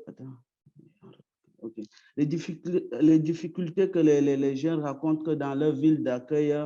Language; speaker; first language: French; early bilingual, other home language; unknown